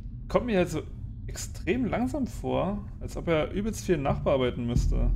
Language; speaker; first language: German; native; German